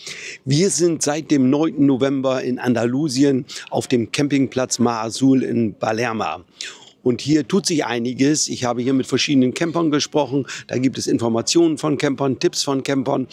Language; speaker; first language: German; native; German